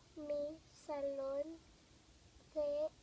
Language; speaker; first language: Spanish; early bilingual, heritage; Spanish